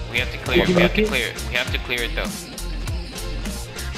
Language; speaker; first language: English; native; English